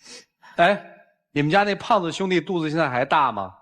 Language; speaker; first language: Chinese; native; Chinese